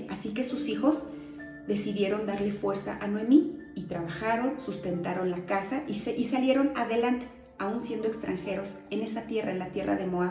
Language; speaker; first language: Spanish; native; Spanish